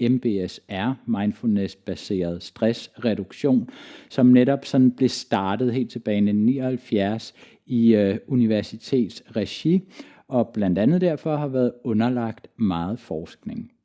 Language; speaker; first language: Danish; native; Danish